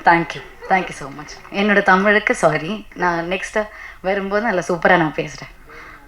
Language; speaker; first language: Tamil; non-native, learner; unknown